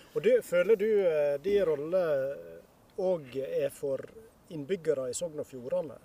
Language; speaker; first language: Norwegian; native; Norwegian